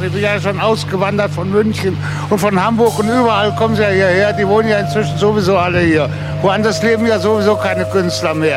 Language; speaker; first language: German; native; German